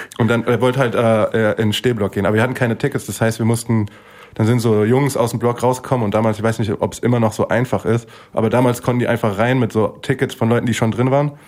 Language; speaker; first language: German; native; German